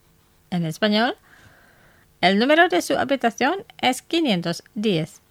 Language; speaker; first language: Spanish; non-native, fluent; Indonesian